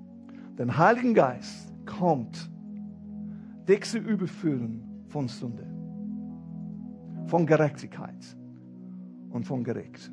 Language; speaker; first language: German; non-native, fluent; English